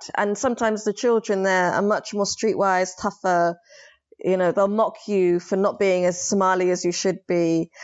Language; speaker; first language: English; early bilingual, other home language; Somali